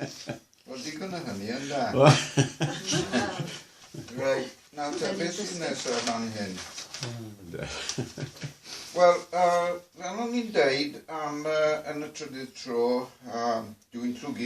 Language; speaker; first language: Welsh; non-native, fluent; English